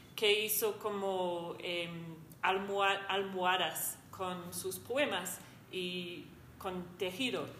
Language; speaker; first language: Spanish; non-native, fluent; English